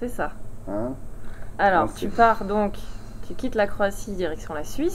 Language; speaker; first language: French; native; French